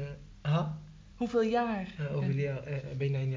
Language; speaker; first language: Dutch; non-native, learner; Arabic